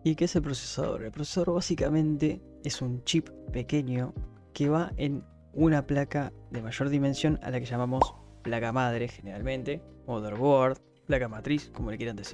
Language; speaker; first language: Spanish; native; Spanish